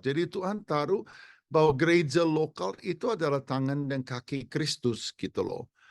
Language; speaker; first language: Indonesian; non-native, fluent; English